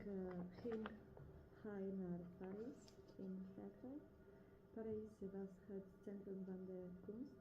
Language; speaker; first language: Dutch; non-native, learner; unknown